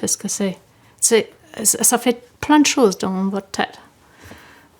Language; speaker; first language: French; non-native, fluent; English